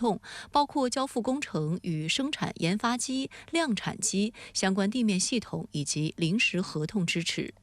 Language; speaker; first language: Chinese; native; Chinese